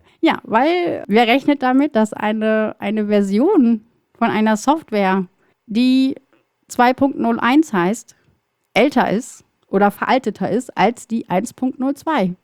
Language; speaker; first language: German; native; German